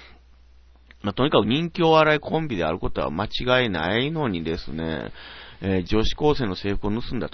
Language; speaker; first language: Japanese; native; Japanese